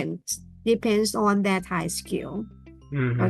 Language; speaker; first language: English; non-native, learner; Thai